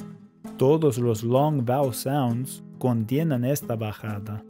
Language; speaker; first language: Spanish; non-native, fluent; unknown